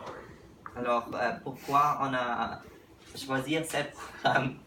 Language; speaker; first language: French; non-native, learner; English